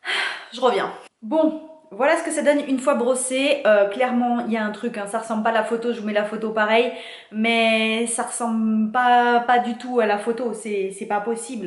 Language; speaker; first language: French; native; French